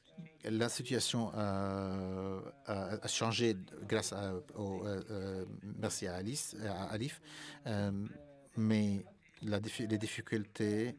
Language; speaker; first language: French; non-native, fluent; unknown